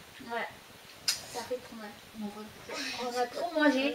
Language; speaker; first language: French; non-native, fluent; Filipino